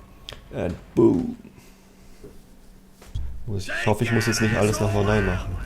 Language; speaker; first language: German; native; German